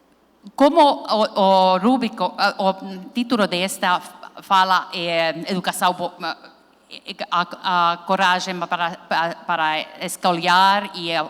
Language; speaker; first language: Portuguese; non-native, learner; Finnish